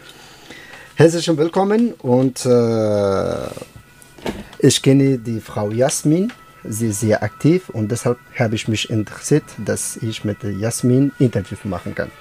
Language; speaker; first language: German; non-native, learner; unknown